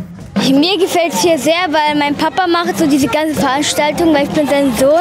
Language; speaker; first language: German; early bilingual, other home language; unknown